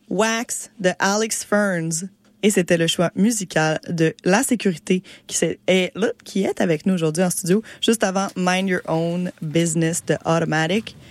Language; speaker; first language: French; native; French